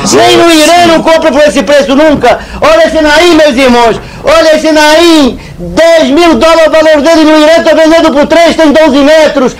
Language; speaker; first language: Portuguese; non-native, fluent; Arabic